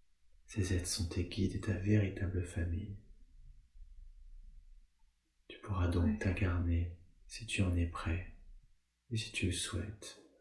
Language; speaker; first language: French; native; French